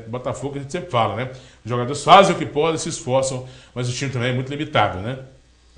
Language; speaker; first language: Portuguese; native; Portuguese